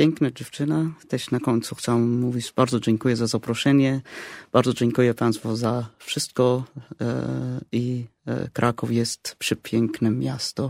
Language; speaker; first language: Polish; non-native, fluent; Arabic